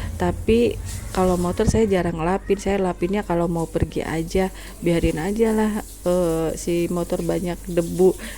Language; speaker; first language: Indonesian; non-native, local second language; Sundanese